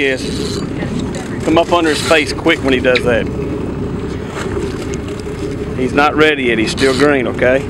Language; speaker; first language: English; native; English